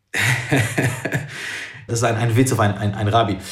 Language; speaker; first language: German; non-native, fluent; English